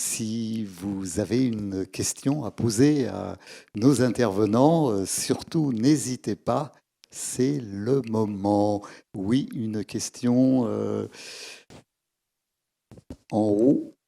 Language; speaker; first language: French; native; French